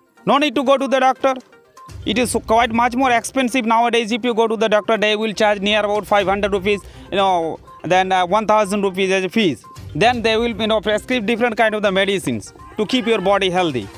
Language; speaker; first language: English; non-native, local second language; Bangla